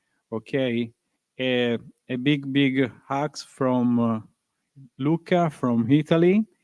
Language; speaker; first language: English; non-native, learner; Italian